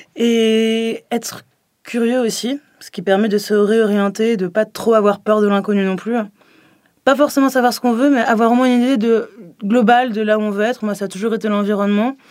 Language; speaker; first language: French; native; French